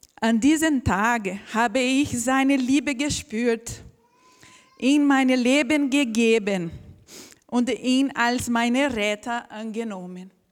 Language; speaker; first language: German; non-native, fluent; Portuguese